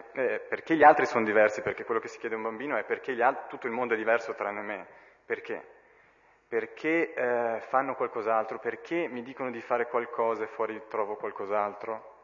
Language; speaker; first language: Italian; early bilingual, other home language; Arabic